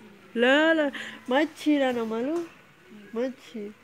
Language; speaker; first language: Arabic; non-native, learner; Bangla